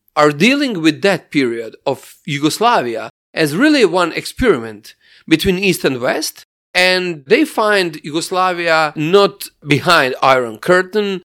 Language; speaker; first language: English; non-native, fluent; Croatian